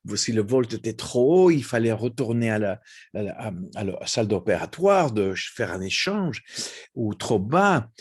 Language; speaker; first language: French; non-native, fluent; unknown